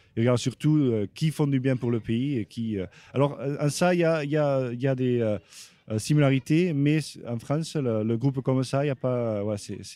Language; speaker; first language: French; early bilingual, heritage; French